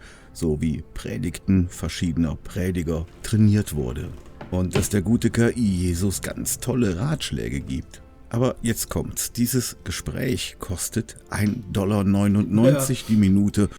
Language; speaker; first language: German; native; German